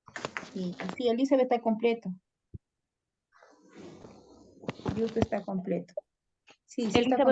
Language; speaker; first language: Spanish; native; Spanish